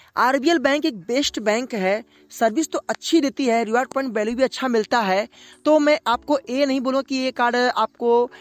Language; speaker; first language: Hindi; native; Hindi